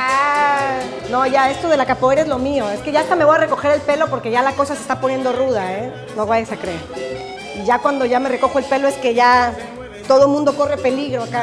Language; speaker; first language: Spanish; native; Spanish